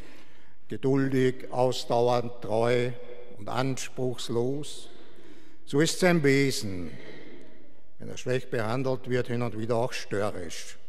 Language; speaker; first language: German; native; German